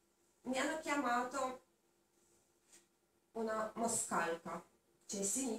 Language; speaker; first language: Italian; non-native, learner; Russian